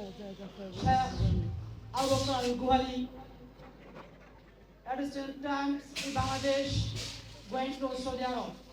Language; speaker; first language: English; non-native, learner; Bangla